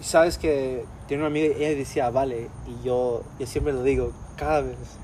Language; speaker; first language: Spanish; non-native, learner; English